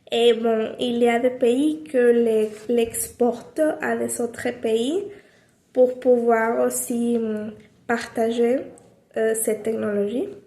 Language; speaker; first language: French; non-native, learner; Spanish